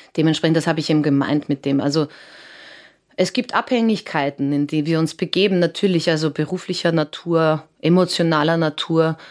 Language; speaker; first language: German; early bilingual, other home language; Serbian